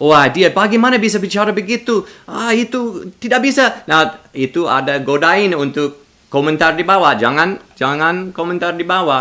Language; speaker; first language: Indonesian; non-native, learner; English